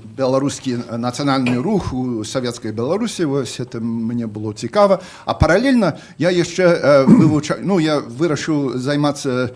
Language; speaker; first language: Belarusian; non-native, fluent; English